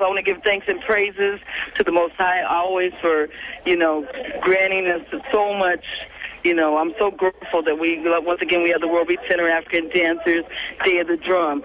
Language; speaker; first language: English; non-native, learner; Spanish